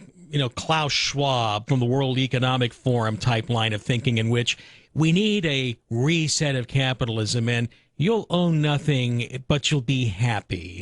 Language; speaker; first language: English; native; English